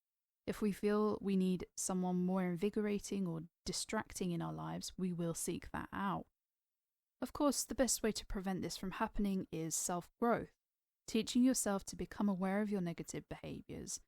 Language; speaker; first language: English; native; English